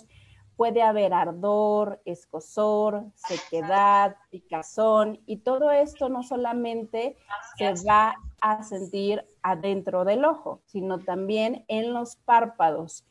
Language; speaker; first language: Spanish; native; Spanish